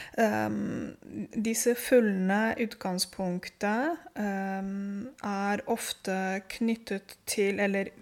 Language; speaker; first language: Norwegian; non-native, fluent; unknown